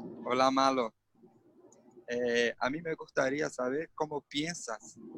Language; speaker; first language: Spanish; non-native, learner; Portuguese